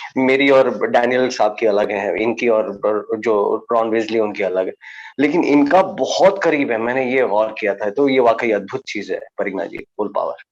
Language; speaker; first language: Hindi; non-native, local second language; Gujarati